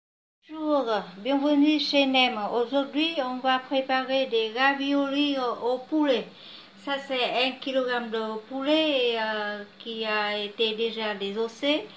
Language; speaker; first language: French; non-native, learner; Vietnamese